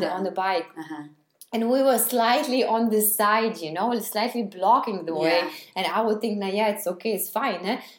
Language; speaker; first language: English; non-native, fluent; Lithuanian